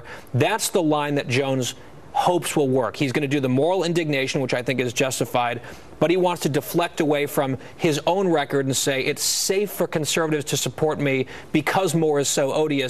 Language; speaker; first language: English; native; English